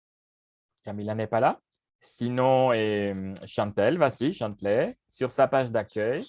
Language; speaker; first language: French; non-native, fluent; Spanish